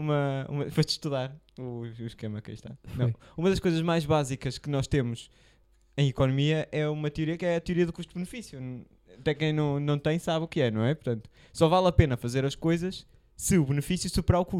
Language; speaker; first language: Portuguese; native; Portuguese